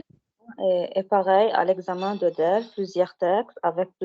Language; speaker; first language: French; non-native, learner; Arabic